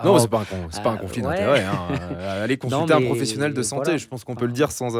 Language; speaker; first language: French; native; French